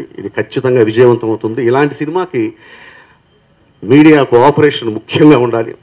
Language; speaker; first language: Telugu; native; Telugu